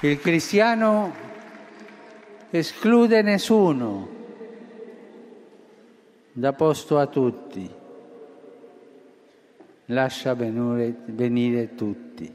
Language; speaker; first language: Italian; non-native, fluent; Spanish